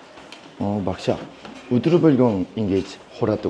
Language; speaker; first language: Mongolian; non-native, fluent; Korean